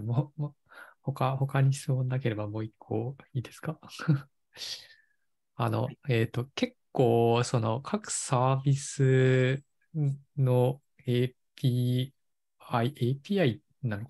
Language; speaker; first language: Japanese; native; Japanese